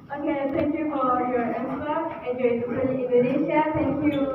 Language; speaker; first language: English; non-native, learner; Indonesian